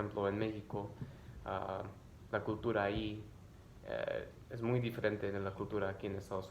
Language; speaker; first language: Spanish; early bilingual, other home language; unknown